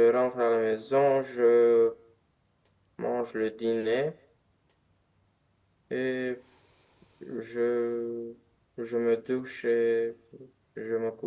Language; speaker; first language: French; non-native, learner; Romanian